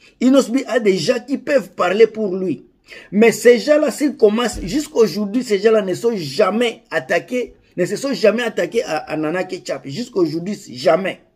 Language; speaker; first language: French; non-native, local second language; Lingala